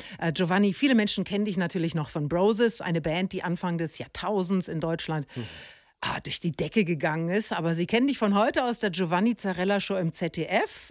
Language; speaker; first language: German; native; German